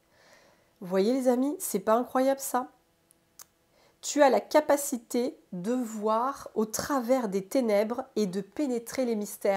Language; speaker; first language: French; native; French